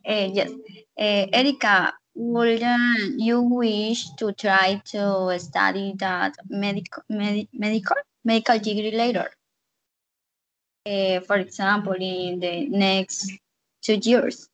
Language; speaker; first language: English; non-native, learner; Spanish